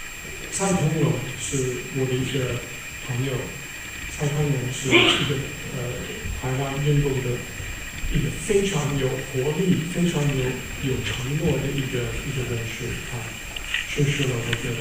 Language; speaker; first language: Chinese; non-native, fluent; English